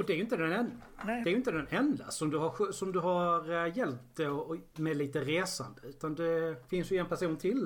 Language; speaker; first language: Swedish; native; Swedish